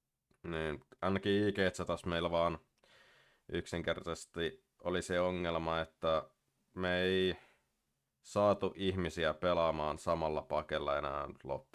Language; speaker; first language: Finnish; native; Finnish